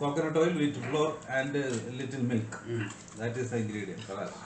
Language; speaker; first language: English; non-native, learner; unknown